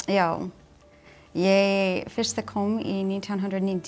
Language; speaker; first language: Icelandic; non-native, learner; English